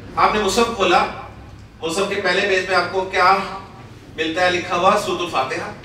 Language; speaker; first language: Urdu; native; Urdu